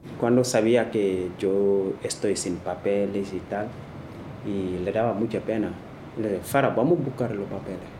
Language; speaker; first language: Spanish; non-native, fluent; Wolof